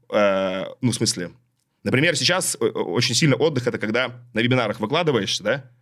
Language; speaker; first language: Russian; native; Russian